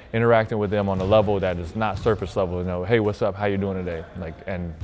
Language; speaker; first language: English; native; English